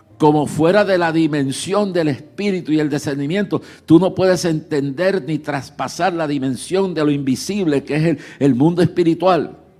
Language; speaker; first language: Spanish; early bilingual, heritage; Spanish